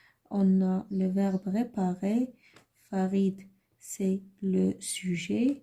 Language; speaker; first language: French; non-native, learner; Arabic